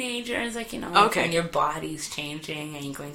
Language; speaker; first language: English; non-native, fluent; French